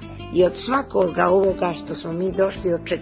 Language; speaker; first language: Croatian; early bilingual, heritage; Serbian